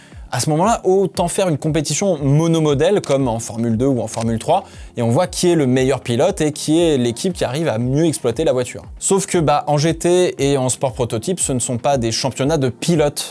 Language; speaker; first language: French; native; French